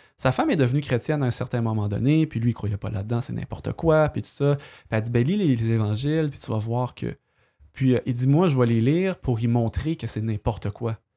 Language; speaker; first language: French; native; French